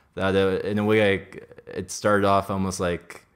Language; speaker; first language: English; native; English